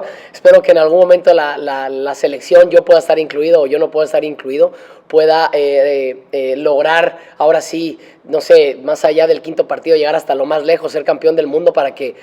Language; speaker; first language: Spanish; native; Spanish